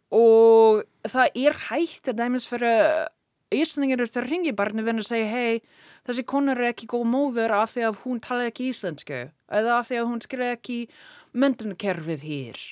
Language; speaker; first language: Icelandic; non-native, learner; English